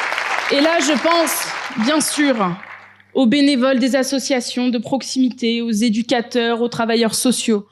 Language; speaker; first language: French; native; French